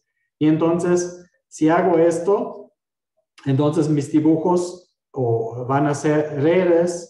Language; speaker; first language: Spanish; non-native, fluent; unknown